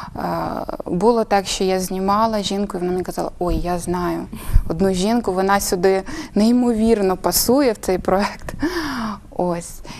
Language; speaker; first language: Ukrainian; native; Ukrainian